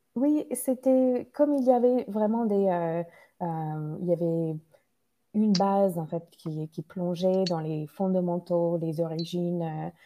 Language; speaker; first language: French; non-native, fluent; English